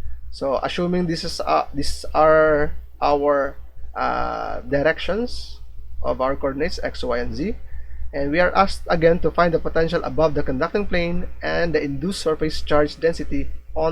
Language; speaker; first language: English; non-native, local second language; Filipino